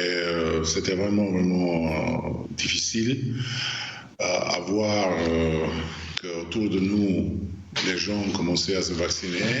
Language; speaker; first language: French; non-native, fluent; Albanian